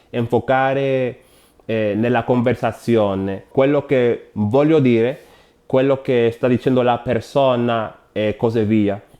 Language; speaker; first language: Italian; non-native, learner; Spanish